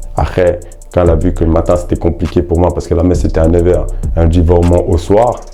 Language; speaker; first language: French; early bilingual, other home language; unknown